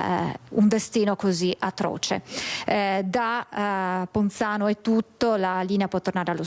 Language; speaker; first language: Italian; native; Italian